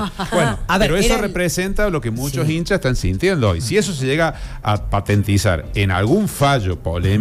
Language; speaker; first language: Spanish; native; Spanish